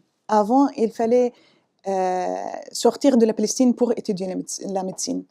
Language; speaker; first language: French; non-native, fluent; Arabic